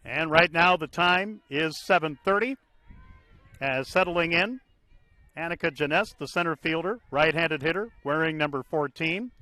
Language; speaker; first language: English; native; English